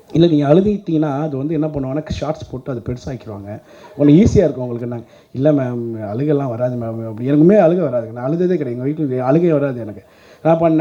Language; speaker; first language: Tamil; native; Tamil